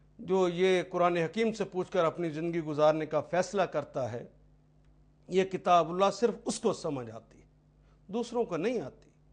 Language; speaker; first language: Urdu; non-native, local second language; Punjabi